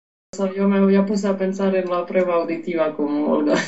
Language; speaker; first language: Spanish; non-native, fluent; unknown